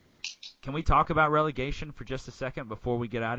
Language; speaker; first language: English; native; English